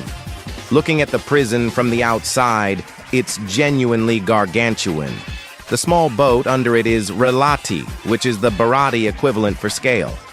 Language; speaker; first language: English; native; English